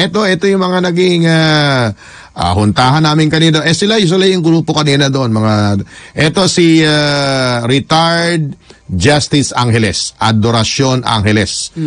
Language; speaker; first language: Filipino; non-native, local second language; Hiligaynon